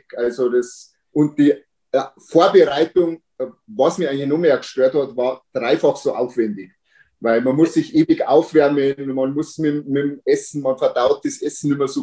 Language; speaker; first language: German; native; German